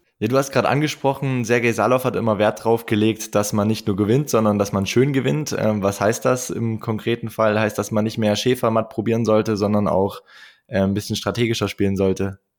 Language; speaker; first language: German; native; German